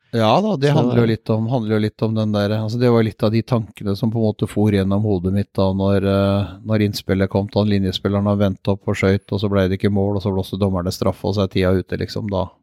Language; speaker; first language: Norwegian; native; Norwegian